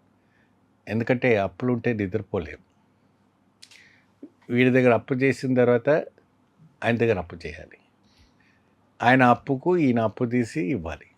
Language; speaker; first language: Telugu; non-native, fluent; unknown